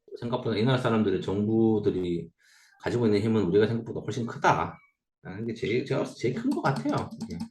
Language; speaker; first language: Korean; native; Korean